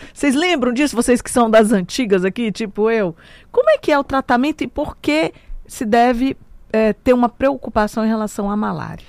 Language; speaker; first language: Portuguese; native; Portuguese